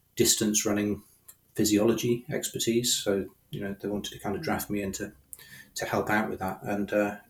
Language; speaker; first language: English; native; English